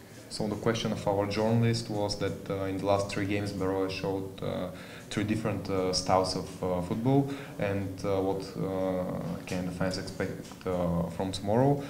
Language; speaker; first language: English; non-native, fluent; Bulgarian